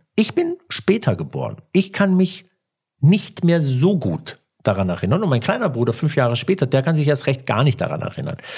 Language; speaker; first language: German; early bilingual, other home language; Italian